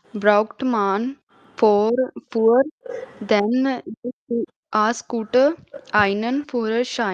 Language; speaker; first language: German; non-native, learner; Hindi